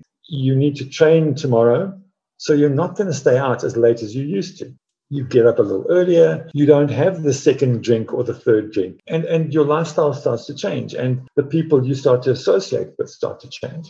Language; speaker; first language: English; native; English